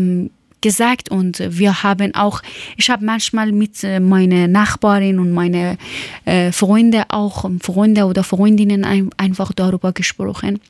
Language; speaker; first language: German; non-native, learner; Persian